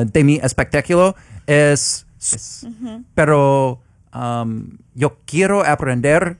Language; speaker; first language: Spanish; non-native, learner; English